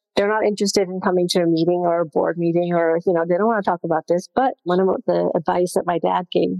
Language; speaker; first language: English; non-native, local second language; Gujarati